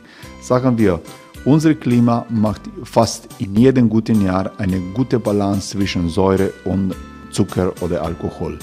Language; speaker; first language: German; non-native, learner; Croatian